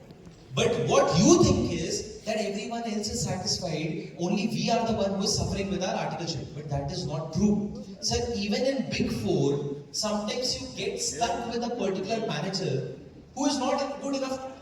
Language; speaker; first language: English; non-native, local second language; Hindi